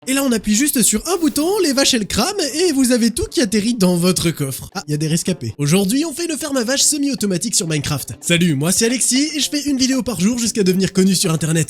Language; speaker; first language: French; native; French